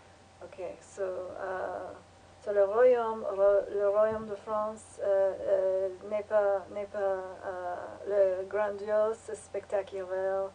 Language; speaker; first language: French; non-native, learner; English